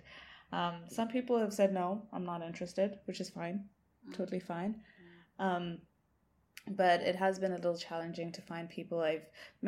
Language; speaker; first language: English; non-native, local second language; Tswana